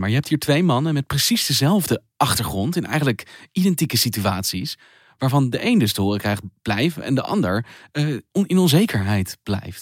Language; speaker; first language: Dutch; native; Dutch